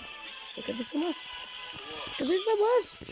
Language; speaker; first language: Bulgarian; native; Bulgarian